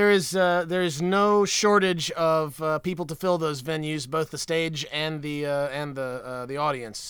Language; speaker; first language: English; native; English